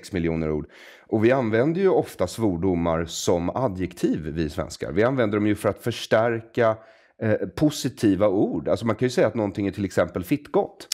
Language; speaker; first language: Swedish; native; Swedish